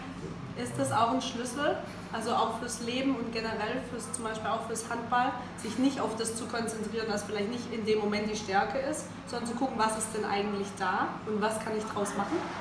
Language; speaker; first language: German; native; German